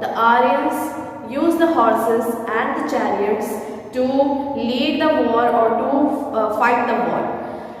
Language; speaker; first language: English; non-native, local second language; Hindi